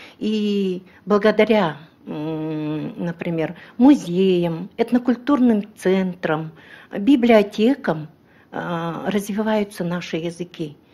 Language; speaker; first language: Russian; non-native, local second language; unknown